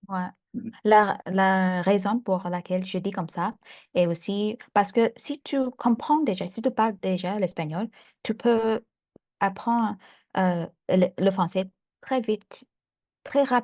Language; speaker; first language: French; non-native, fluent; Thai